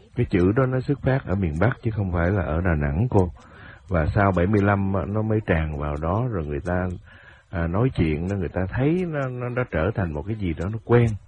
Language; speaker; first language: Vietnamese; native; Vietnamese